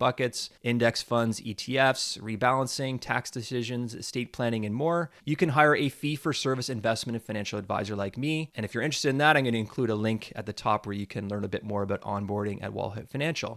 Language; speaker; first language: English; native; English